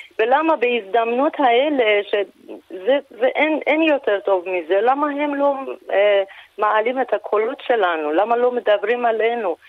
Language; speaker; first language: Hebrew; non-native, fluent; Persian